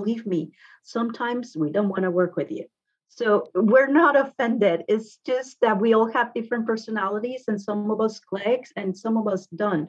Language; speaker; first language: English; non-native, fluent; Spanish